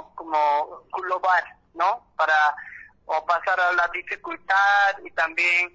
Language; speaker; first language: Spanish; non-native, learner; Korean